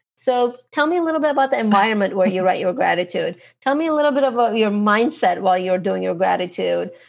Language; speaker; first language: English; non-native, fluent; Turkish